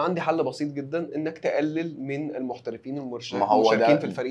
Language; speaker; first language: Arabic; native; Arabic